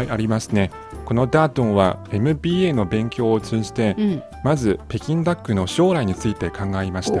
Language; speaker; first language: Japanese; non-native, fluent; Chinese